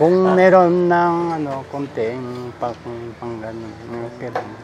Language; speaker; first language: Filipino; non-native, learner; Japanese